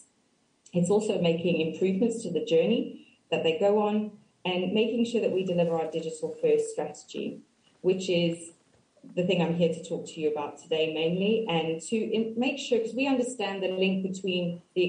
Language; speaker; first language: English; native; English